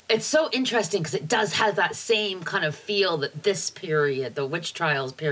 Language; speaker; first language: English; native; English